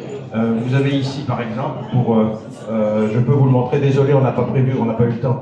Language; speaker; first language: French; native; French